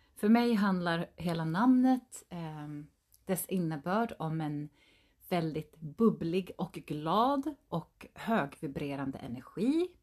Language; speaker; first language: Swedish; early bilingual, other home language; Finnish